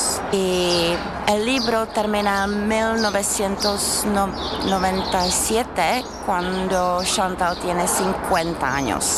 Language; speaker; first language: Spanish; non-native, fluent; Czech